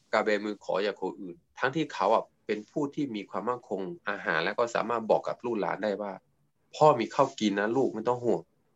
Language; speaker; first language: Thai; non-native, local second language; S'gaw Karen